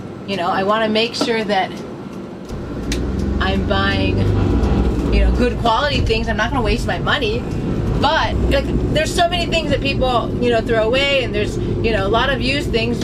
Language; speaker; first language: English; native; English